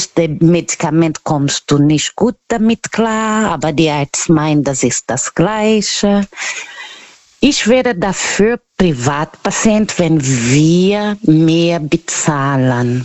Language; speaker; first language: German; non-native, learner; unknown